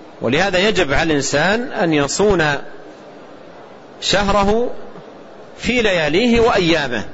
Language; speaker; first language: Arabic; native; Arabic